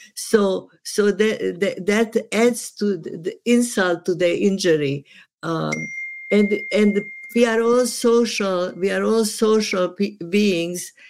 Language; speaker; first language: English; non-native, fluent; Serbian